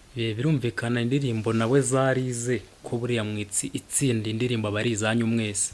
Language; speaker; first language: Kinyarwanda; early bilingual, heritage; Kinyarwanda